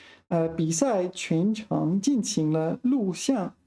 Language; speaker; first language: Chinese; non-native, fluent; English